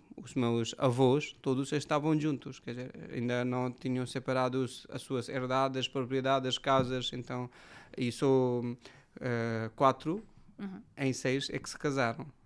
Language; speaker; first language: Portuguese; non-native, fluent; Hindi